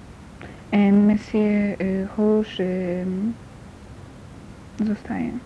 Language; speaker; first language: French; non-native, learner; Polish